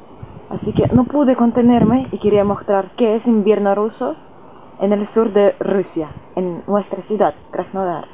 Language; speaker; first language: Spanish; non-native, fluent; Russian